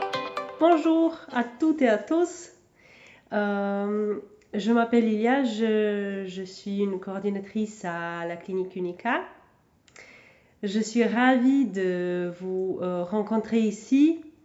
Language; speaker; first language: French; non-native, learner; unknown